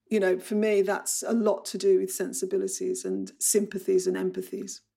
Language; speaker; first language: English; native; English